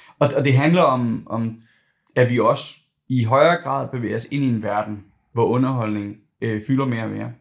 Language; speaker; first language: Danish; native; Danish